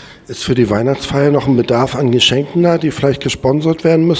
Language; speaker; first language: German; native; German